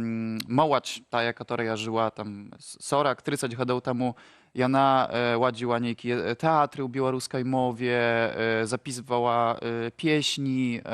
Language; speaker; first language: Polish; non-native, local second language; Ukrainian